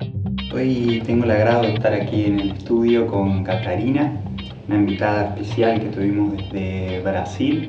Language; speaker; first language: Spanish; native; Spanish